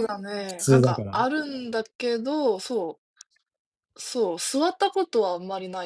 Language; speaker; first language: Japanese; non-native, fluent; Korean